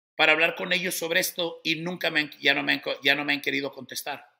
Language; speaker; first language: Spanish; early bilingual, heritage; Spanish